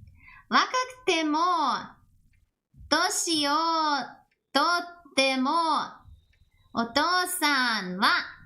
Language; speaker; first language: Japanese; non-native, learner; English